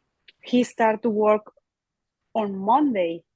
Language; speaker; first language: English; non-native, learner; Spanish